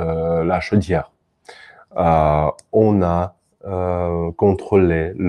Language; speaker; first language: French; non-native, fluent; Russian